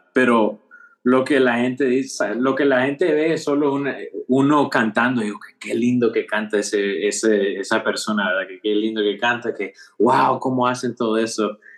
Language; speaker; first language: Spanish; early bilingual, heritage; Spanish